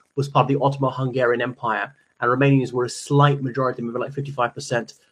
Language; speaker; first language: English; native; English